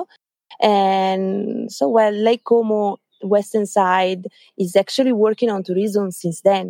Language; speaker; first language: English; non-native, fluent; Italian